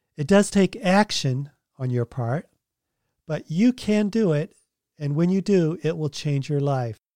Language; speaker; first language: English; native; English